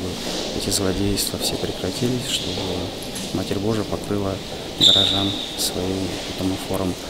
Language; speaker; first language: Russian; native; Russian